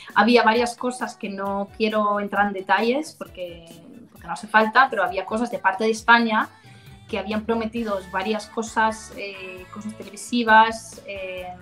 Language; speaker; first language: Spanish; non-native, fluent; Danish